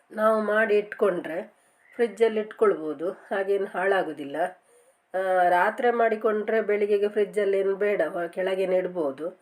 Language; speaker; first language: Kannada; non-native, local second language; Tulu